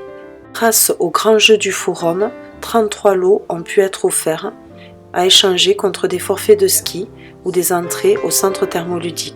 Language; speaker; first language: French; native; French